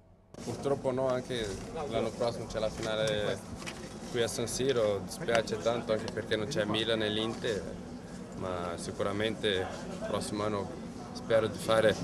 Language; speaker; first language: Italian; non-native, fluent; Portuguese